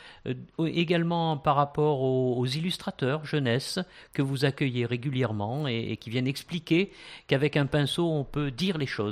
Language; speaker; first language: French; native; French